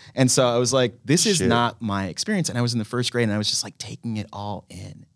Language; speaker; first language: English; native; English